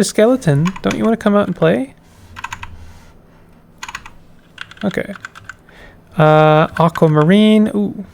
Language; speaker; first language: English; native; English